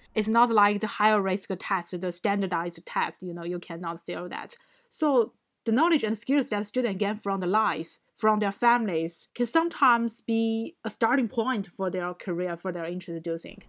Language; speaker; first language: English; non-native, fluent; Chinese